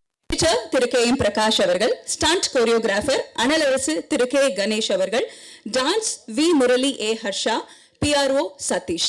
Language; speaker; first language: Tamil; native; Tamil